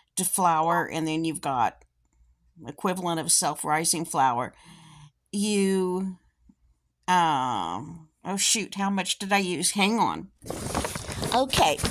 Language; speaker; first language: English; native; English